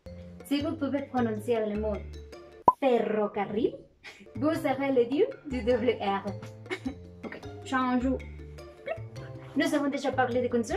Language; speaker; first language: French; non-native, learner; Spanish